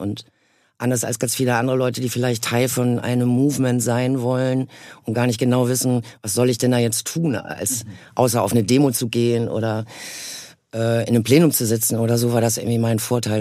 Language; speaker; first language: German; native; German